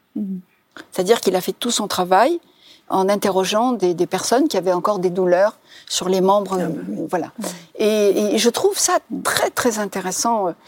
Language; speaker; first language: French; non-native, local second language; Arabic